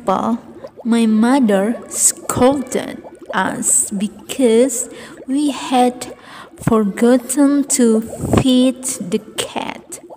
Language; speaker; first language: English; non-native, fluent; Indonesian